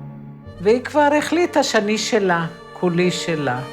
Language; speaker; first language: Hebrew; early bilingual, other home language; Romany